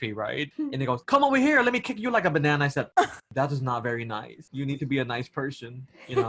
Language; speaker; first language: English; native; English